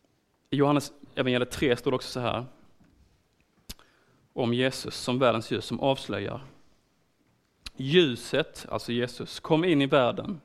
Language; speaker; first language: Swedish; native; Swedish